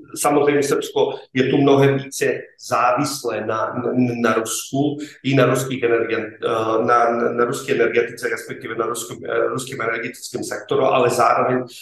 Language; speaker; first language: Czech; non-native, fluent; Serbian